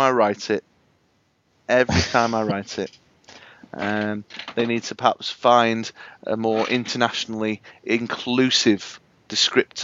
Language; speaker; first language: English; native; English